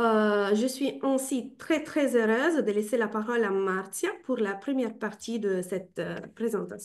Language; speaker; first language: French; non-native, fluent; Italian